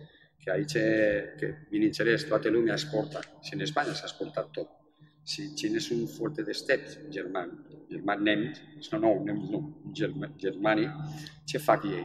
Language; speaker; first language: Romanian; non-native, fluent; Spanish